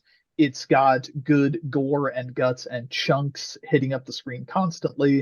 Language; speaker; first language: English; native; English